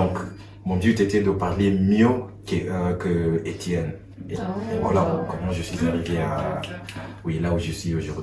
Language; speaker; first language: French; non-native, fluent; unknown